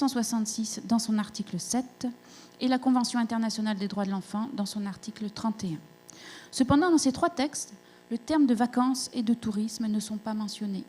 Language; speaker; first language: French; native; French